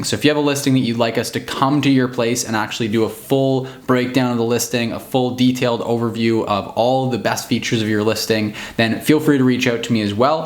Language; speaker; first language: English; native; English